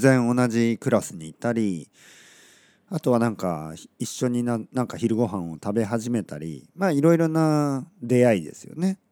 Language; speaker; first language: Japanese; native; Japanese